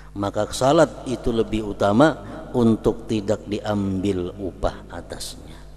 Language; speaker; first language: Indonesian; non-native, local second language; Banjar